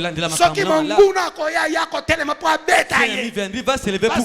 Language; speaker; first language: French; non-native, local second language; Lingala